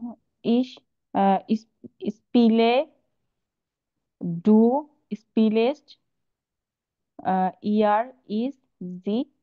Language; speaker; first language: German; non-native, learner; Bangla